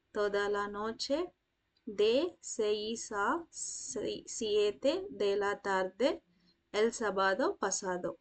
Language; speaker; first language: Spanish; non-native, fluent; Telugu